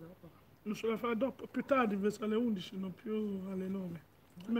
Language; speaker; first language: Italian; non-native, learner; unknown